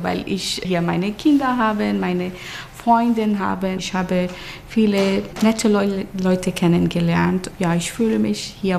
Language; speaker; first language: German; non-native, fluent; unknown